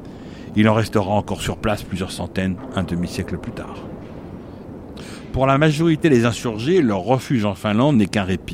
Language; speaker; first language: French; native; French